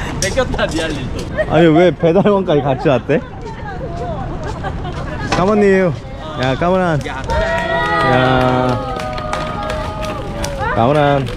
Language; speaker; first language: Korean; native; Korean